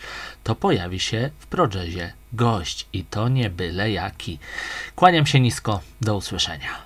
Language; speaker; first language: Polish; native; Polish